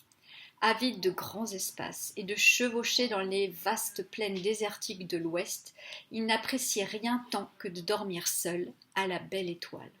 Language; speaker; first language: French; native; French